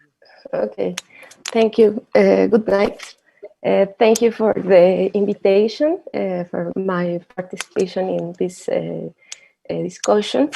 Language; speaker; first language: English; non-native, learner; Spanish